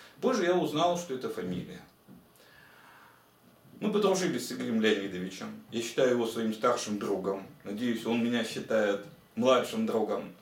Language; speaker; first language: Russian; native; Russian